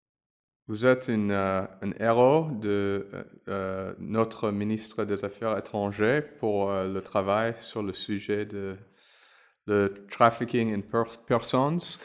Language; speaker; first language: French; non-native, learner; English